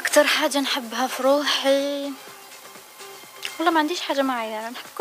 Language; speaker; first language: Arabic; native; Arabic